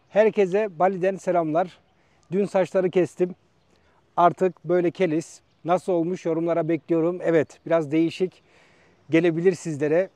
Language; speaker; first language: Turkish; native; Turkish